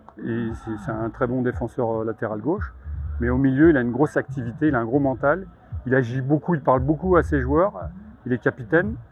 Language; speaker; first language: French; native; French